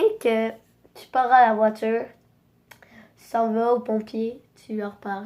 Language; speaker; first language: French; native; French